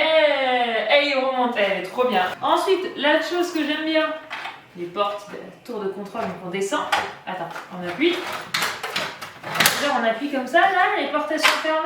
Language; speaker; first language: French; native; French